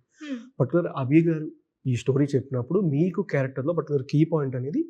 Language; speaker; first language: Telugu; native; Telugu